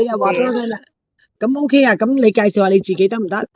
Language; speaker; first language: Cantonese; native; Cantonese